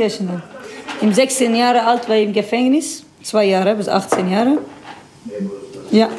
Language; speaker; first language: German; non-native, learner; Kurdish